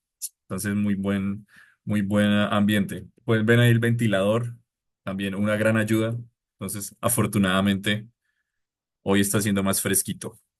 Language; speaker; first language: Spanish; non-native, fluent; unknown